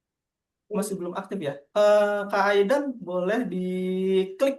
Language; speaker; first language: Indonesian; native; Indonesian